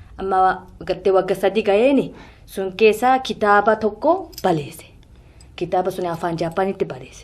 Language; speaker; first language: Oromo; non-native, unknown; Japanese